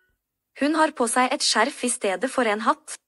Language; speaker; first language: Norwegian; non-native, learner; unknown